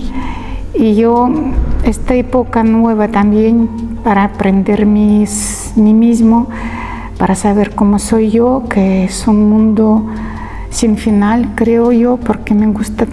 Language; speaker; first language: Spanish; non-native, learner; Russian